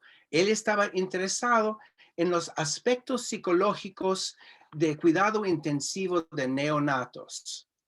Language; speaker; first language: Spanish; non-native, fluent; English